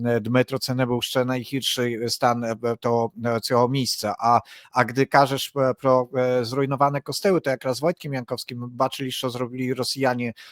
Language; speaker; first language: Polish; non-native, learner; Ukrainian